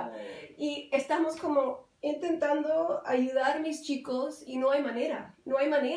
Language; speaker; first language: Spanish; non-native, fluent; English